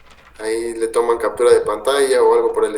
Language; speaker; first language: Spanish; native; Spanish